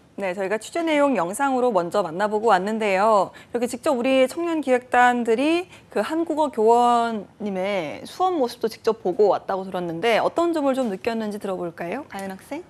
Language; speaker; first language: Korean; native; Korean